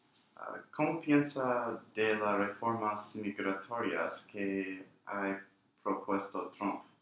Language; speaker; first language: Spanish; non-native, learner; English